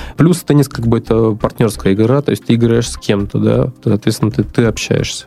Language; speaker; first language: Russian; native; Russian